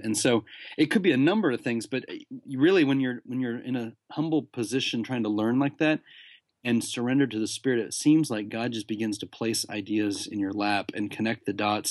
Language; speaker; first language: English; native; English